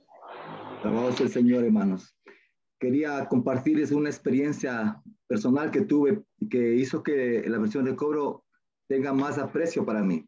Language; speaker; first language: Spanish; native; Spanish